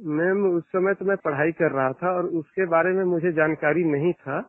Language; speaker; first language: Hindi; non-native, local second language; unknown